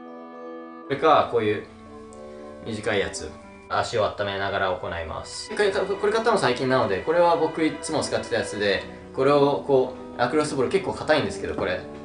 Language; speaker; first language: Japanese; native; Japanese